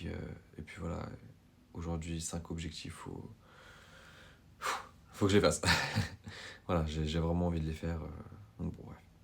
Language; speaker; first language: French; native; French